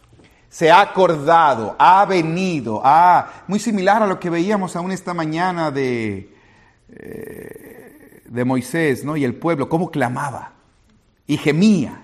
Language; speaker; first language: Spanish; native; Spanish